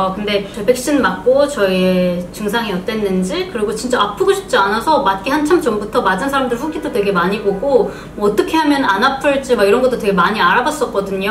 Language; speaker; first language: Korean; early bilingual, heritage; Korean